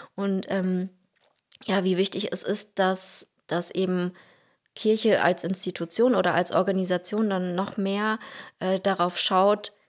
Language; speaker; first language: German; early bilingual, other home language; Russian